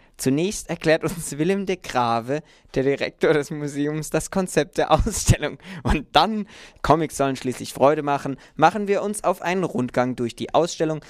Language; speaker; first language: German; native; German